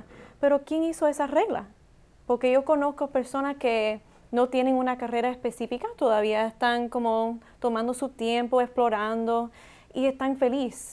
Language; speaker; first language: Spanish; non-native, learner; English